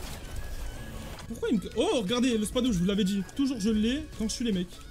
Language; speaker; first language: French; native; French